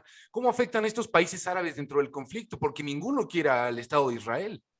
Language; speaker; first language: Spanish; native; Spanish